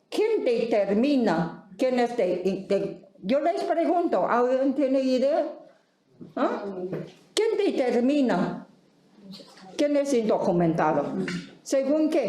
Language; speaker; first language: Spanish; non-native, fluent; Chinese